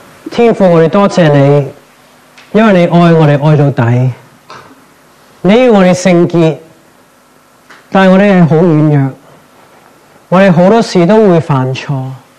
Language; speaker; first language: Cantonese; non-native, fluent; English